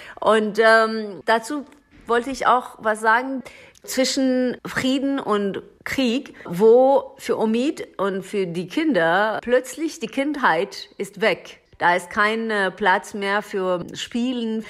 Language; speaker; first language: German; non-native, learner; Persian